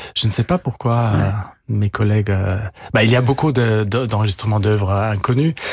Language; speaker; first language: French; non-native, fluent; German